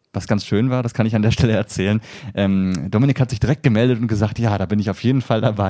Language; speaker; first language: German; native; German